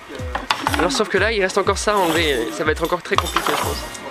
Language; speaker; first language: French; native; French